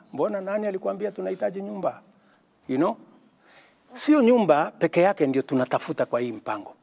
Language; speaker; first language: Swahili; non-native, local second language; Kalenjin